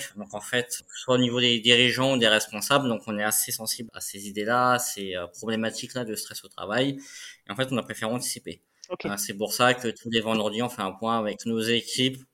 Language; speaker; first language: French; native; French